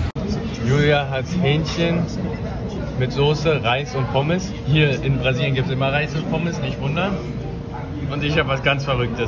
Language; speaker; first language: German; native; German